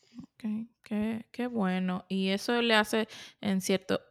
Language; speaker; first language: Spanish; native; Spanish